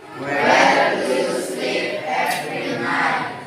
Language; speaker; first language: English; non-native, learner; Indonesian